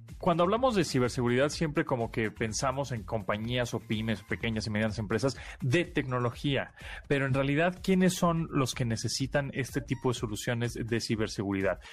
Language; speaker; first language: Spanish; native; Spanish